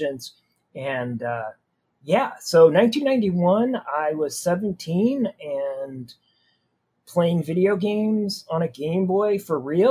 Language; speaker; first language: English; native; English